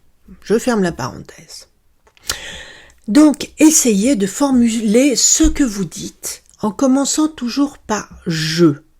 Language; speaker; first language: French; native; French